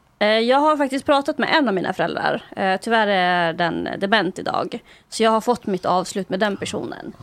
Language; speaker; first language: Swedish; early bilingual, other home language; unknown